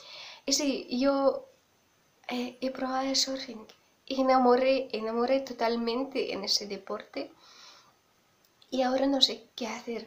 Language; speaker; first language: Spanish; non-native, fluent; Russian